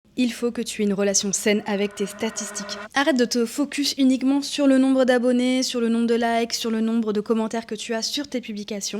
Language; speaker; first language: French; native; French